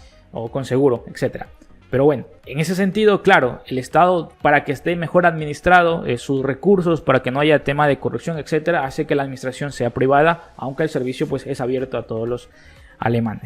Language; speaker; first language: Spanish; native; Spanish